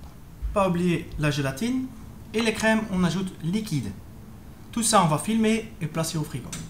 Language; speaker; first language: French; native; French